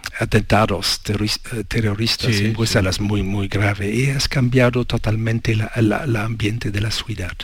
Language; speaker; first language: Spanish; non-native, learner; French